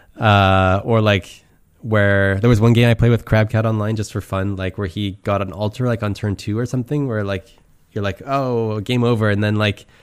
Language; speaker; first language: English; native; English